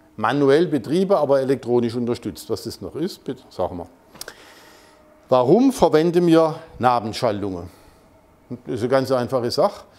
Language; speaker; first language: German; native; German